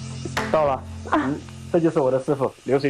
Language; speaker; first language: Chinese; native; Chinese